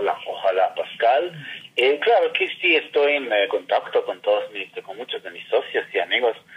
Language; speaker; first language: Spanish; non-native, fluent; Hebrew